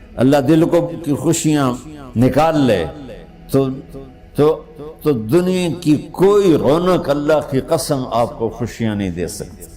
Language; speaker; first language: Urdu; non-native, local second language; Punjabi